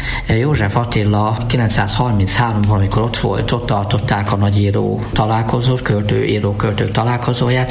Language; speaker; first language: Hungarian; native; Hungarian